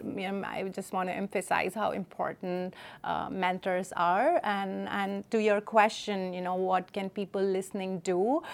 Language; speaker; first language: English; non-native, local second language; Hindi